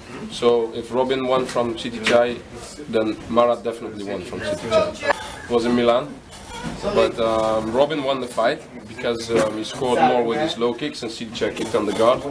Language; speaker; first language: English; non-native, fluent; Dutch